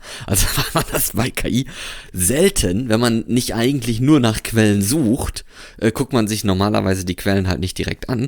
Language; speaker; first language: German; native; German